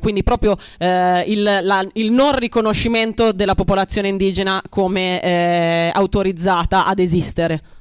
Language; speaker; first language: Italian; native; Italian